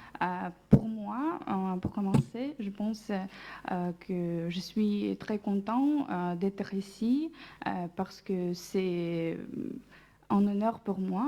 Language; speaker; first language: French; non-native, learner; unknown